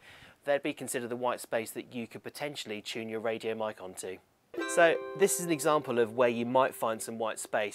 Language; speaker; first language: English; native; English